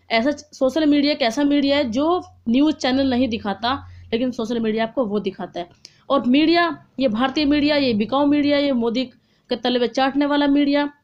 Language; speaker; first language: Hindi; native; Hindi